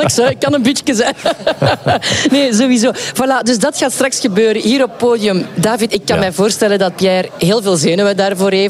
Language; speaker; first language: Dutch; native; Dutch